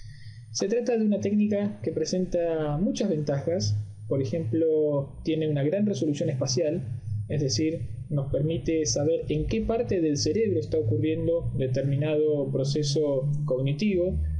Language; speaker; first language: Spanish; native; Spanish